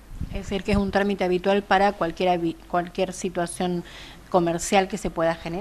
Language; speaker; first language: Spanish; native; Spanish